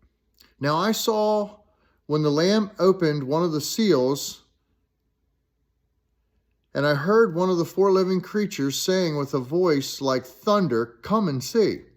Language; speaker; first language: English; native; English